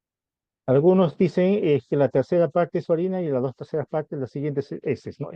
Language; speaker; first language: Spanish; native; Spanish